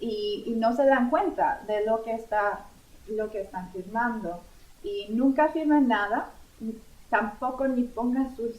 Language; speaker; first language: Spanish; non-native, fluent; English